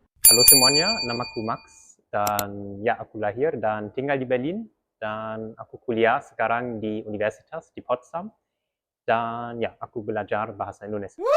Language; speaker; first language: Indonesian; early bilingual, heritage; German